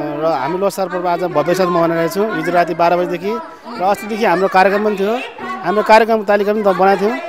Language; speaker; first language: Nepali; native; Nepali